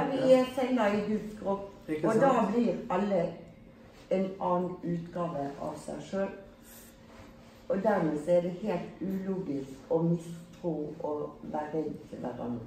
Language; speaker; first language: Norwegian; native; Norwegian